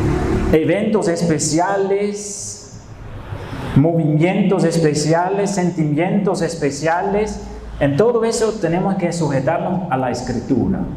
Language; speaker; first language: Spanish; non-native, fluent; Dutch